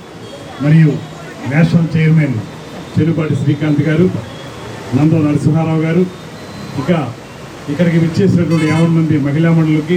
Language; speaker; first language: Telugu; native; Telugu